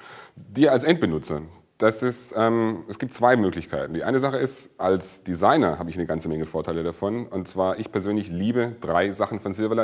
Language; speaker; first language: German; native; German